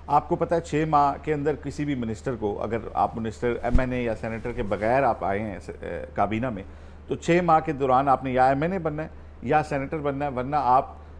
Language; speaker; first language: Urdu; native; Urdu